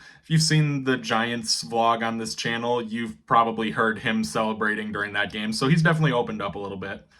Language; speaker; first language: English; native; English